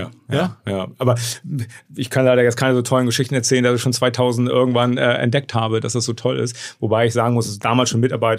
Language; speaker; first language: German; native; German